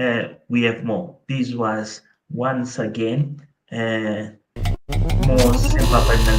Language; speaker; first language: English; non-native, local second language; Portuguese